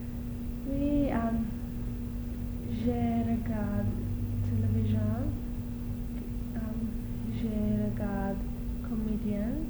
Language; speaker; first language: French; non-native, learner; English